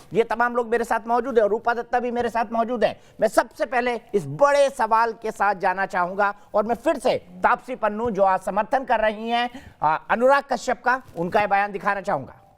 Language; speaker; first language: Hindi; native; Hindi